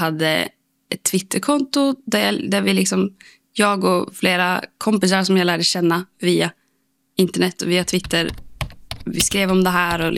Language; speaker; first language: Swedish; native; Swedish